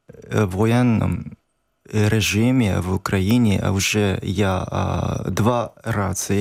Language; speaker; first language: Ukrainian; non-native, learner; Japanese